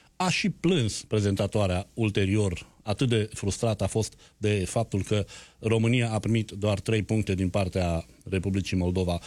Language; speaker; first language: Romanian; native; Romanian